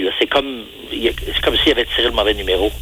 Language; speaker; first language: French; native; French